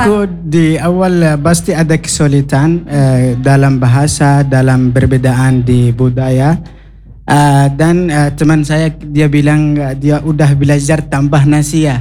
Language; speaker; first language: Indonesian; non-native, learner; Arabic